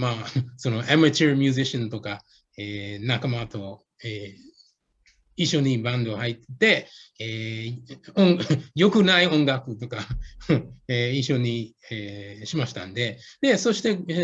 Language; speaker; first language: Japanese; non-native, fluent; English